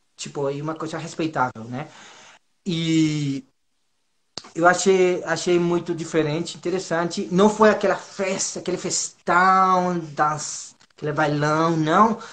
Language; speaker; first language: Portuguese; non-native, fluent; Spanish